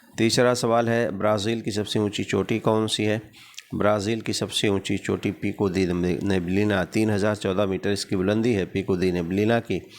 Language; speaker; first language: Urdu; native; Urdu